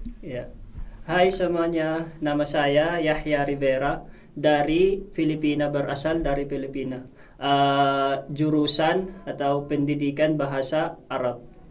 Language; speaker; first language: Indonesian; non-native, learner; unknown